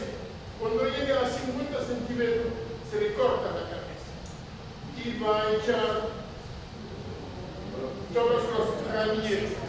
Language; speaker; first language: Spanish; non-native, fluent; French